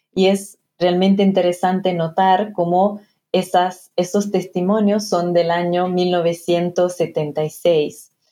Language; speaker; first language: Spanish; non-native, fluent; Italian